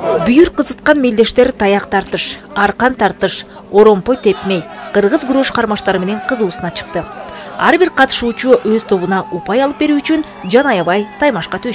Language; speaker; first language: Kyrgyz; native; Kyrgyz